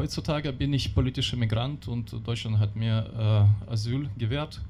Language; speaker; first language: German; non-native, learner; Russian